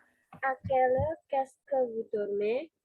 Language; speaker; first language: French; non-native, learner; Indonesian